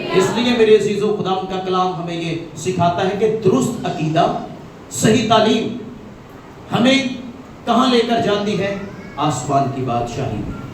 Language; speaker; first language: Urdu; non-native, local second language; Punjabi